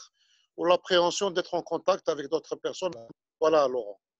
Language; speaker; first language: French; non-native, local second language; Arabic